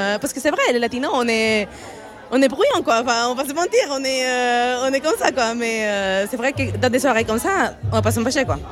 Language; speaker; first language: French; non-native, fluent; Spanish